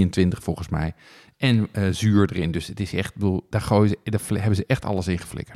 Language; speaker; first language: Dutch; native; Dutch